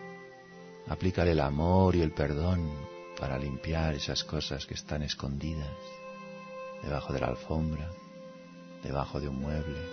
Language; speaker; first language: Spanish; native; Spanish